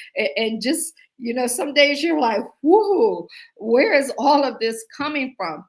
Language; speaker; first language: English; native; English